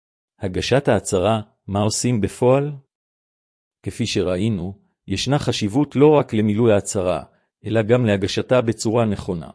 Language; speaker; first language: Hebrew; native; Hebrew